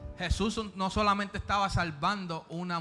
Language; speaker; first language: Spanish; early bilingual, heritage; Spanish